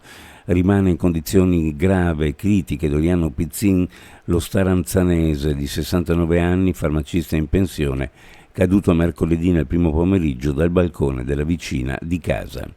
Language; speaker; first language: Italian; native; Italian